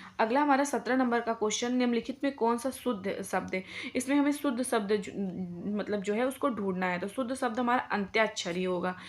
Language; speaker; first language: Hindi; native; Hindi